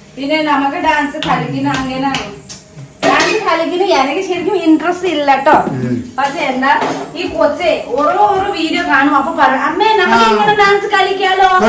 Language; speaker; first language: Malayalam; non-native, fluent; Nepali